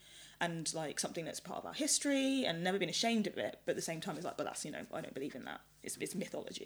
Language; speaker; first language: English; early bilingual, other home language; Yoruba